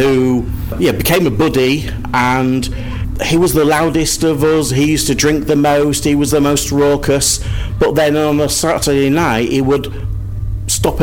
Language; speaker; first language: English; native; English